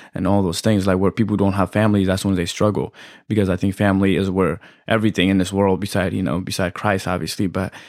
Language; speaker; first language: English; early bilingual, other home language; Amharic